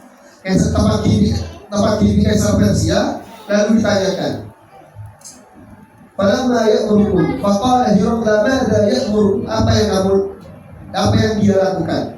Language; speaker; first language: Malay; non-native, local second language; Javanese